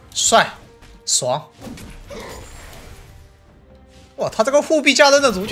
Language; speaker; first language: Chinese; native; Chinese